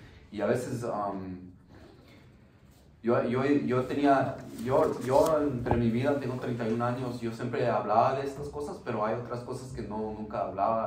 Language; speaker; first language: Spanish; early bilingual, heritage; Spanish